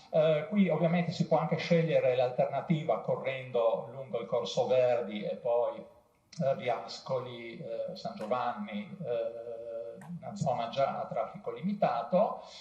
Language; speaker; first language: Italian; non-native, local second language; Slovenian